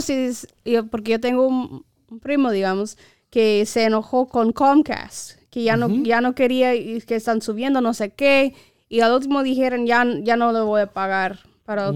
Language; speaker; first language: Spanish; non-native, fluent; English